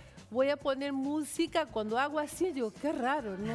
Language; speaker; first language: Spanish; non-native, fluent; Portuguese